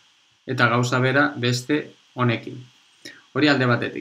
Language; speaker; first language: Basque; non-native, local second language; Spanish